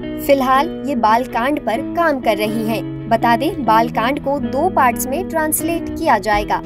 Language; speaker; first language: Hindi; native; Hindi